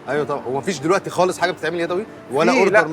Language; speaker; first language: Arabic; native; Arabic